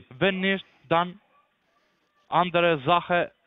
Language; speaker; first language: German; non-native, learner; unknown